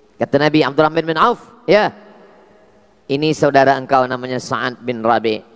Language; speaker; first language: Indonesian; native; Indonesian